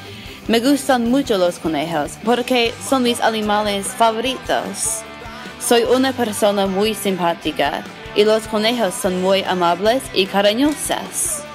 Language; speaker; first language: Spanish; non-native, learner; English